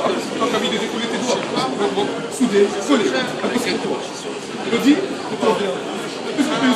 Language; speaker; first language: French; native; French